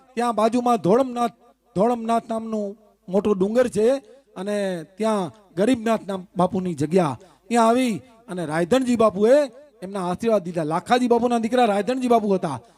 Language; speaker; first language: Gujarati; non-native, local second language; Kachhi